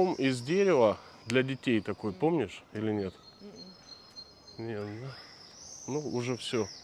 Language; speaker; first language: Russian; native; Russian